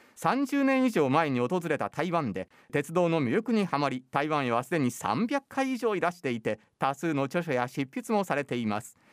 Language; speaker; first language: Japanese; native; Japanese